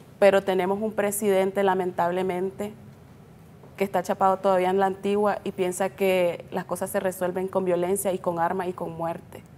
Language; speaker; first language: Spanish; native; Spanish